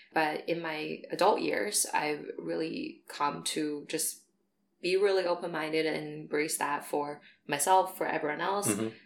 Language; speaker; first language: English; non-native, fluent; Chinese